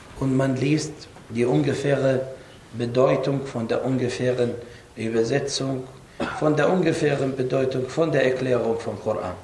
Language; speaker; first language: German; non-native, fluent; Arabic